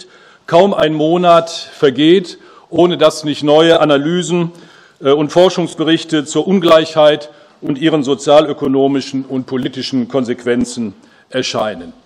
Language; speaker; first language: German; native; German